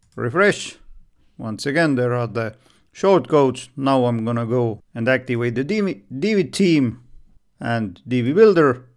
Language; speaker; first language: English; non-native, fluent; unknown